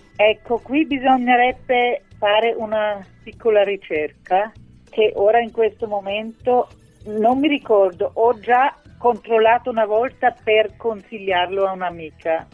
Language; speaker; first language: Italian; non-native, fluent; German